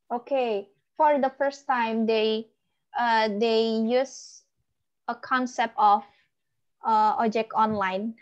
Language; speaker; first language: English; non-native, learner; Indonesian